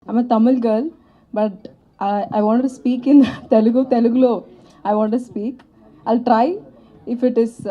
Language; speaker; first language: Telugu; non-native, learner; Tamil